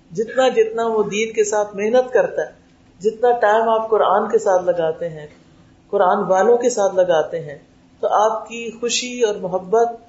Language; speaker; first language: Urdu; native; Urdu